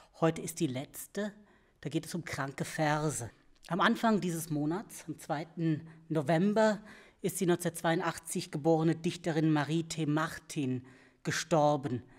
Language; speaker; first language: German; early bilingual, other home language; English